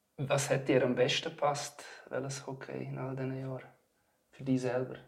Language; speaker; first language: German; native; German